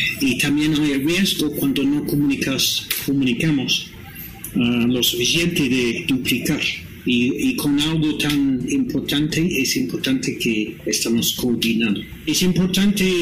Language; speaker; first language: Spanish; non-native, fluent; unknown